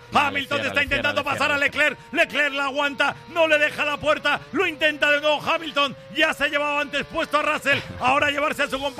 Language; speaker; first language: Spanish; native; Spanish